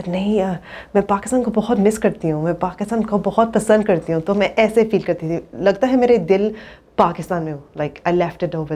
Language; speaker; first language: Hindi; early bilingual, heritage; English